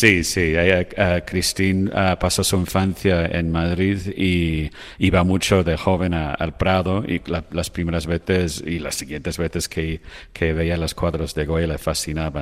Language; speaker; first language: Spanish; non-native, fluent; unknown